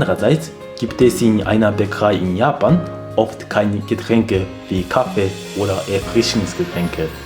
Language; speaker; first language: German; non-native, fluent; Japanese